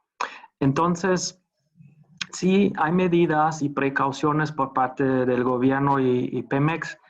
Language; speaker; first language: Spanish; non-native, fluent; German